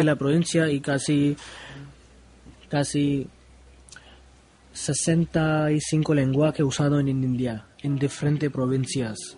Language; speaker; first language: Spanish; non-native, learner; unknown